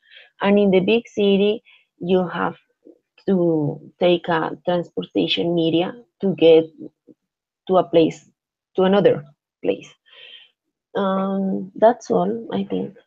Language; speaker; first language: English; non-native, learner; Spanish